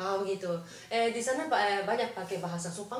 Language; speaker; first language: Indonesian; non-native, fluent; Japanese